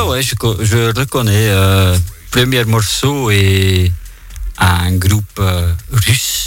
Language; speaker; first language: French; non-native, local second language; Dutch